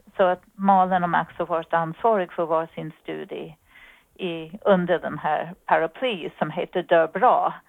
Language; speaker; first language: Swedish; non-native, fluent; English